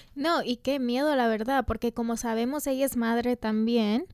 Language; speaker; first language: Spanish; early bilingual, heritage; Spanish